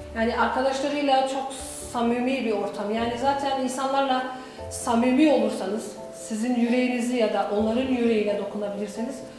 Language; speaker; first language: Turkish; native; Turkish